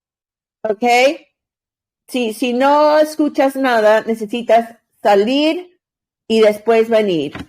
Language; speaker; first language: Spanish; non-native, learner; English